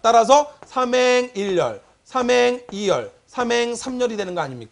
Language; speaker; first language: Korean; native; Korean